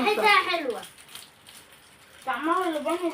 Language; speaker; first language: Arabic; native; Arabic